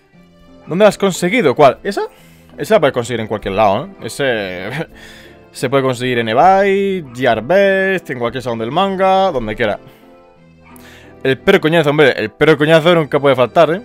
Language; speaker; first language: Spanish; native; Spanish